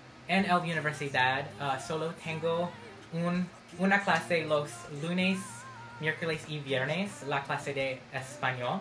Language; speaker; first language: Spanish; non-native, learner; English